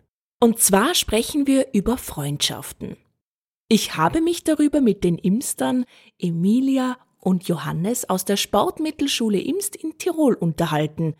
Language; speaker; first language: German; native; German